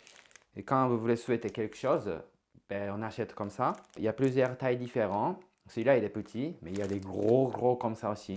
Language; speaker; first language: French; non-native, learner; Japanese